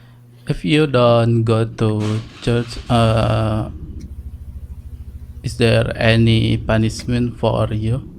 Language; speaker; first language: English; non-native, learner; Indonesian